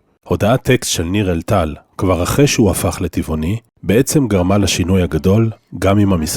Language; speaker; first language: Hebrew; native; Hebrew